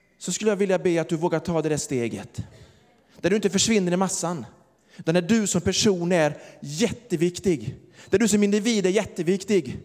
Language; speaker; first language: Swedish; native; Swedish